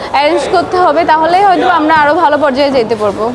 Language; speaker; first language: Bangla; native; Bangla